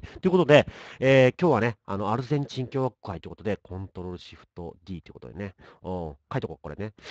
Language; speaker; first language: Japanese; native; Japanese